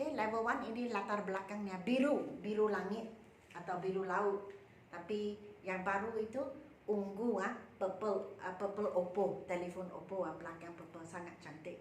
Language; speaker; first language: Malay; non-native, local second language; Chinese